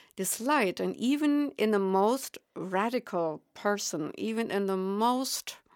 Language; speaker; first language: English; non-native, fluent; German